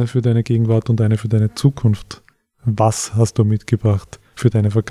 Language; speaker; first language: German; native; German